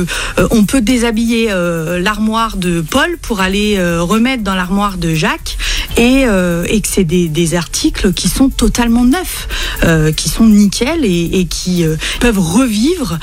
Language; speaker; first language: French; native; French